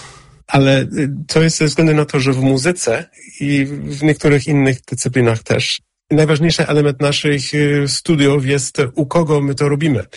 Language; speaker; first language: Polish; non-native, fluent; English